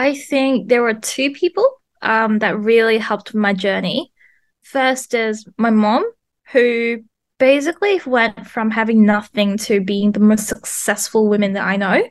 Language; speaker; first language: English; non-native, fluent; Vietnamese